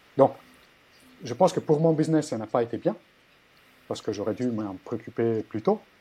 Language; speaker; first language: French; non-native, fluent; Italian